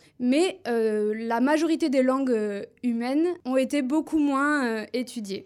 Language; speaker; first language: French; native; French